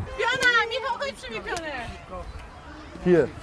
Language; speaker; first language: Polish; non-native, learner; Portuguese